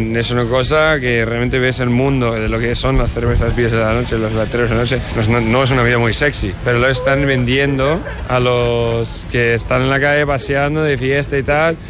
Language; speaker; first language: Spanish; non-native, fluent; English